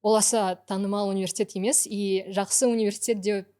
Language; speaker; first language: Kazakh; non-native, local second language; Russian